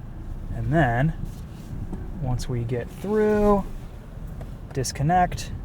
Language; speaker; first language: English; native; English